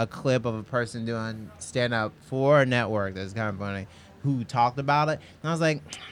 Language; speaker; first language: English; native; English